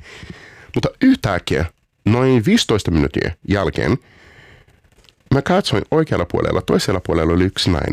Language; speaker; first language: Finnish; non-native, learner; Portuguese